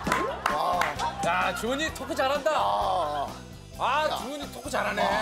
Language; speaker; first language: Korean; native; Korean